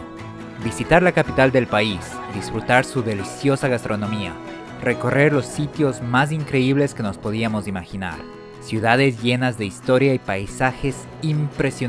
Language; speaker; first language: Spanish; native; Spanish